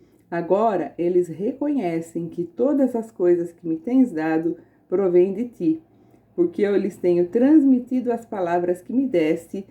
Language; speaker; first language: Portuguese; native; Portuguese